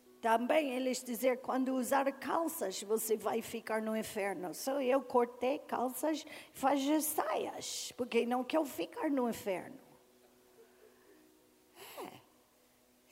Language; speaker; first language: Portuguese; non-native, learner; English